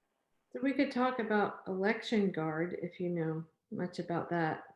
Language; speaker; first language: English; native; English